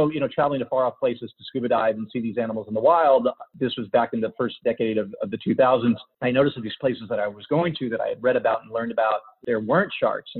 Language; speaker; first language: English; native; English